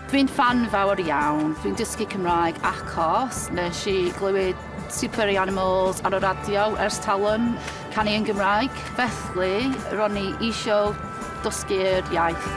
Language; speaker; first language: Welsh; non-native, learner; English